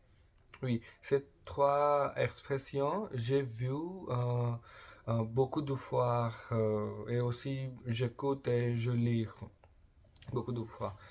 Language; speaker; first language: French; non-native, learner; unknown